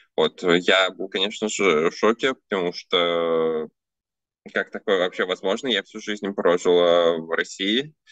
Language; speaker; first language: Russian; early bilingual, other home language; Armenian